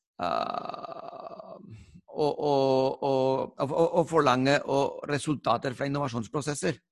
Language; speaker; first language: Norwegian; non-native, fluent; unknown